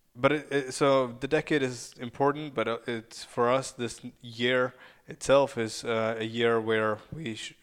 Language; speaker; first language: English; non-native, fluent; Russian